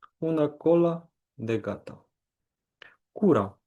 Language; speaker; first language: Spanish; non-native, fluent; Ukrainian